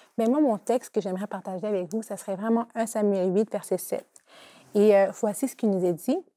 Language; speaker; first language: French; native; French